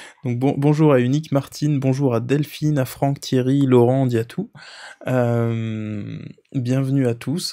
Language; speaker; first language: French; native; French